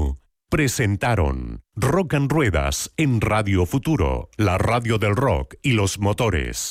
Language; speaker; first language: Spanish; native; Spanish